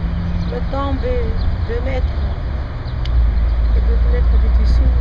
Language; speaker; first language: French; non-native, local second language; Arabic